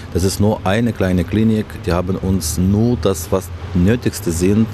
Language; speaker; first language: German; non-native, learner; Ukrainian